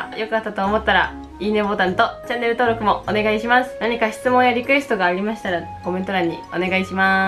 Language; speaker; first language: Japanese; native; Japanese